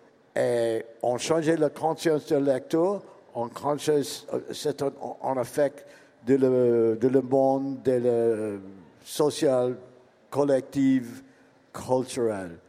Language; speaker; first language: French; non-native, learner; English